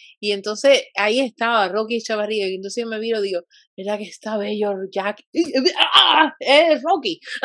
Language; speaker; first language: Spanish; early bilingual, heritage; Spanish